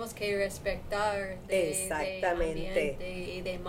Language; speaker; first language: Spanish; non-native, learner; English